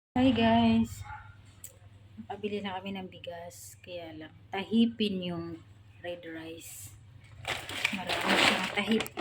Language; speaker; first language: Filipino; non-native, local second language; Cebuano